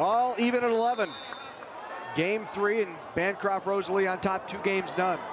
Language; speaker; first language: English; native; English